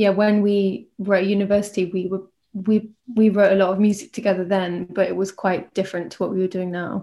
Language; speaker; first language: English; native; English